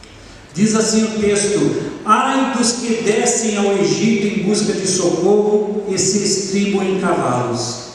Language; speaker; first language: Portuguese; native; Portuguese